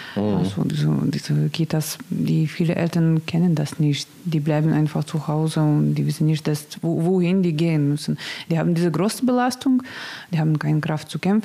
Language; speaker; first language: German; non-native, learner; Russian